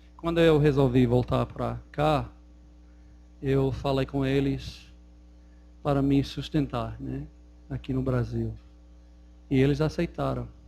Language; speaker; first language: Portuguese; non-native, fluent; English